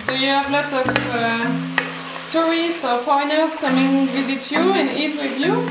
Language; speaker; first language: English; non-native, learner; French